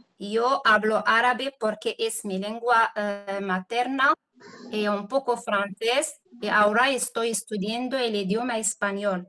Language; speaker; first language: Spanish; non-native, learner; Arabic